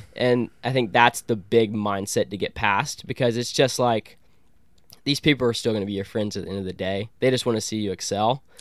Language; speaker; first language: English; native; English